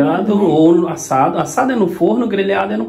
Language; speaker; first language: Portuguese; native; Portuguese